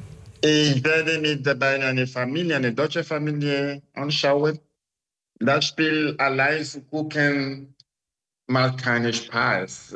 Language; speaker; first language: German; non-native, learner; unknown